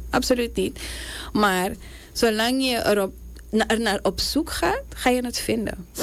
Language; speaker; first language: Dutch; native; Dutch